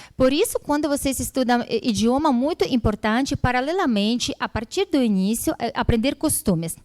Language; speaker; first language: Portuguese; non-native, fluent; Russian